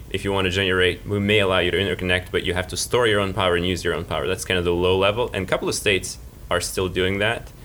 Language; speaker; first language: English; early bilingual, other home language; Russian